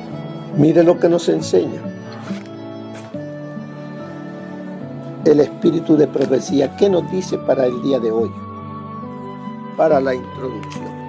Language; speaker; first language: Spanish; native; Spanish